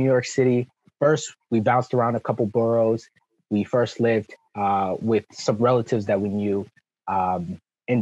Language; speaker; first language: English; early bilingual, other home language; French